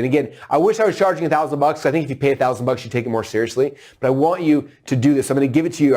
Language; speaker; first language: English; native; English